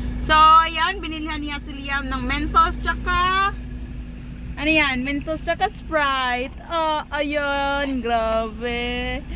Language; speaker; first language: Filipino; non-native, local second language; Cebuano